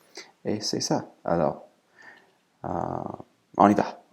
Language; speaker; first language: French; non-native, learner; English